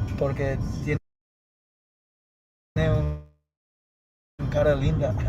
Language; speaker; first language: Spanish; early bilingual, heritage; English